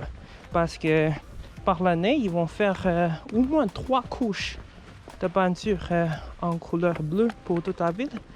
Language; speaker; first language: French; non-native, fluent; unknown